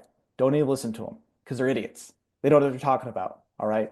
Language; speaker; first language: English; native; English